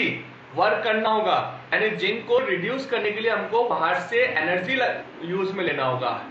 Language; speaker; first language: Hindi; native; Hindi